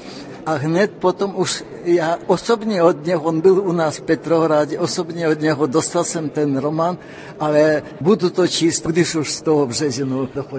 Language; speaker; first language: Czech; non-native, fluent; Russian